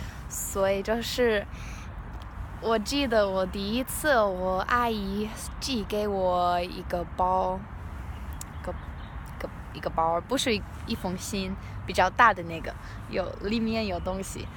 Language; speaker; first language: Chinese; non-native, learner; English